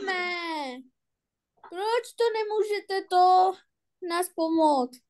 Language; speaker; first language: Czech; non-native, learner; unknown